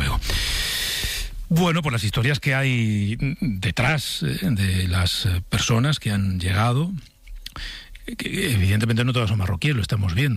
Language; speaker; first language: Spanish; native; Spanish